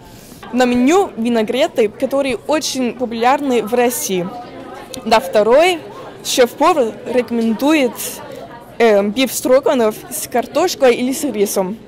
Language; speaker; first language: Russian; non-native, learner; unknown